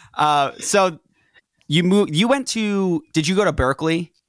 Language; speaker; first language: English; native; English